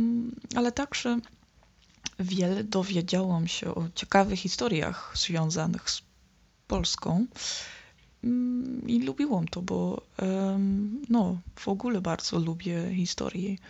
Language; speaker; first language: Polish; non-native, learner; Dutch